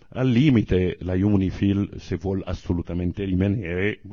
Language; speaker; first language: Italian; non-native, fluent; Arabic